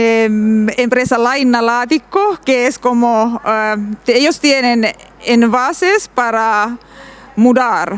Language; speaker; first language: Spanish; non-native, learner; Finnish